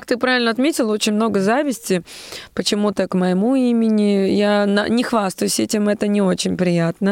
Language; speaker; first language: Russian; native; Russian